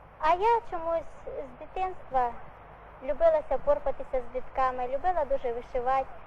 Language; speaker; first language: Ukrainian; native; Ukrainian